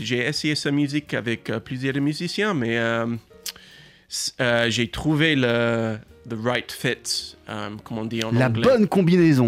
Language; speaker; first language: French; non-native, learner; English